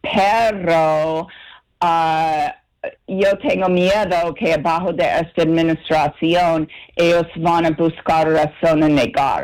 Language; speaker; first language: Spanish; non-native, learner; English